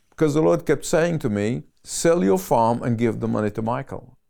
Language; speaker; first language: English; non-native, fluent; Arabic